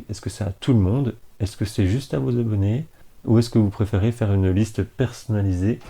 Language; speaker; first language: French; native; French